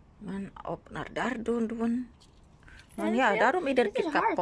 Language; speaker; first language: Dutch; non-native, learner; Indonesian